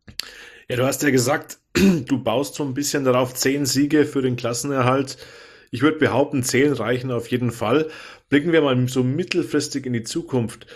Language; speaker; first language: German; native; German